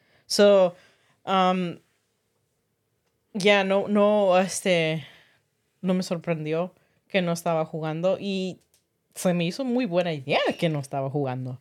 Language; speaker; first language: Spanish; early bilingual, heritage; Spanish